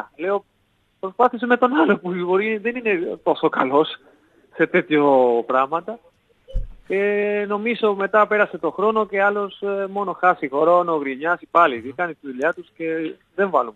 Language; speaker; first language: Greek; non-native, learner; Spanish